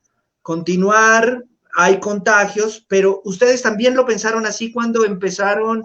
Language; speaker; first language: Spanish; native; Spanish